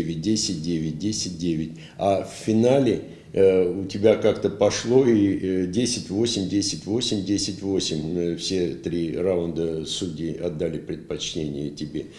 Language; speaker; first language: Russian; native; Russian